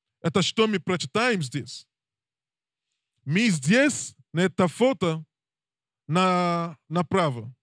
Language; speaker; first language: Russian; non-native, learner; English